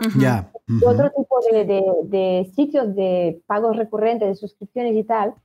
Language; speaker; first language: Spanish; non-native, fluent; French